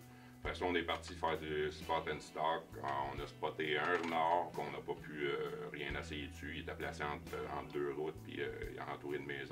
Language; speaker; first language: French; native; French